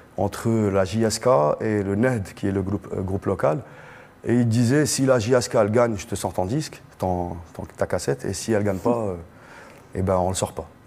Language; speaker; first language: French; non-native, local second language; Arabic